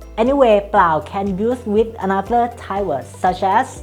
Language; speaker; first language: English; non-native, fluent; Thai